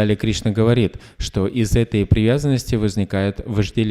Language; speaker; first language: Russian; native; Russian